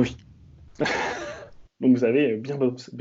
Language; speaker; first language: French; native; French